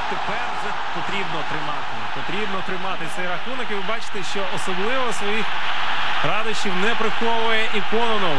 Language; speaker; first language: Ukrainian; native; Ukrainian